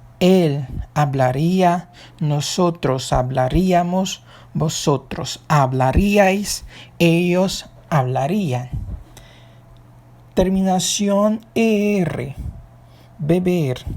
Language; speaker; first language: Spanish; non-native, fluent; Portuguese